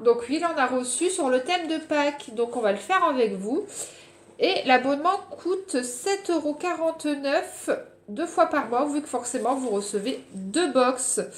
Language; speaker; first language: French; native; French